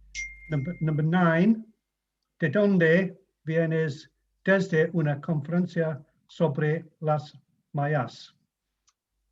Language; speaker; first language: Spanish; non-native, learner; English